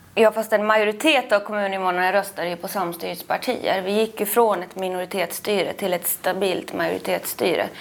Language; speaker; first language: Swedish; native; Swedish